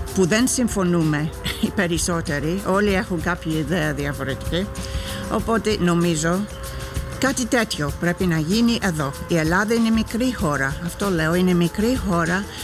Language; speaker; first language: Greek; non-native, fluent; English